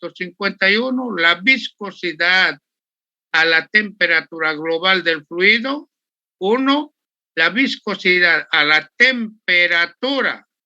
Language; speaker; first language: Spanish; native; Spanish